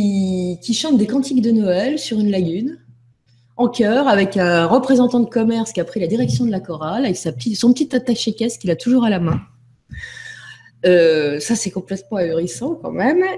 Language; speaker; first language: French; native; French